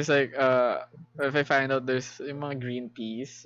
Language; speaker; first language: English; non-native, local second language; Filipino